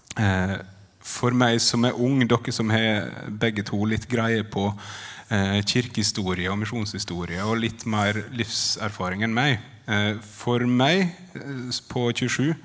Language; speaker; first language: Norwegian; native; Norwegian